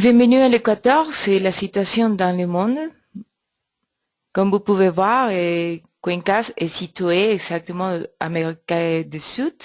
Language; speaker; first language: French; non-native, learner; Spanish